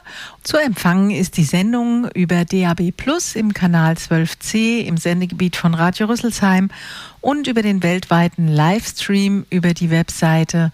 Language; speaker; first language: German; native; German